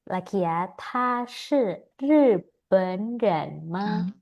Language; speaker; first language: Chinese; non-native, fluent; Indonesian